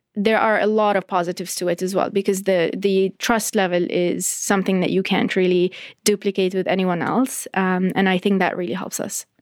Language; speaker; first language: English; non-native, fluent; Arabic